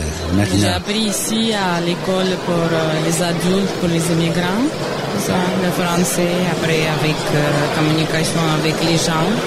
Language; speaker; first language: French; non-native, learner; Russian